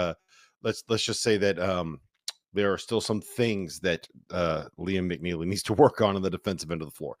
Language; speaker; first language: English; native; English